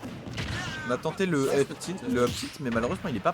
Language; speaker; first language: French; native; French